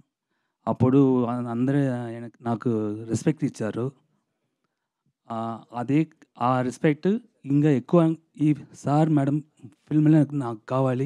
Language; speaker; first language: Telugu; non-native, learner; Tamil